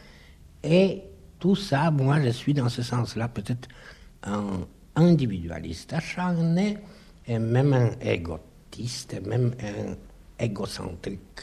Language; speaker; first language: French; non-native, fluent; Polish